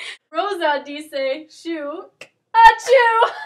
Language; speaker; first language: Spanish; non-native, learner; English